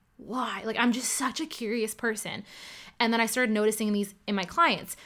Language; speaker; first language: English; early bilingual, other home language; Cantonese